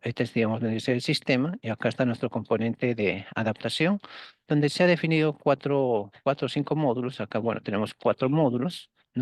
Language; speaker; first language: Spanish; native; Spanish